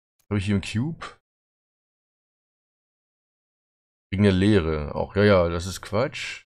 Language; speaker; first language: German; native; German